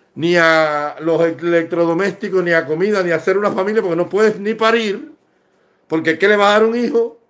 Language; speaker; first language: Spanish; native; Spanish